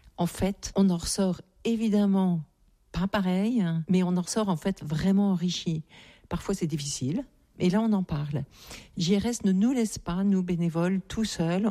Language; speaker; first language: French; native; French